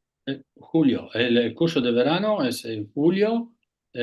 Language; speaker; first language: Spanish; non-native, fluent; Italian